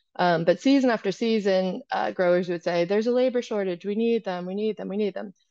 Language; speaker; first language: English; native; English